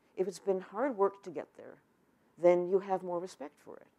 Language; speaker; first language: English; native; English